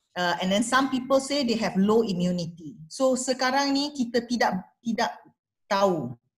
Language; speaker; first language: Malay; non-native, local second language; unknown